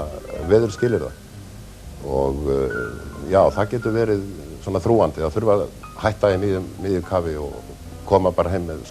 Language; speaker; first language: Icelandic; native; Icelandic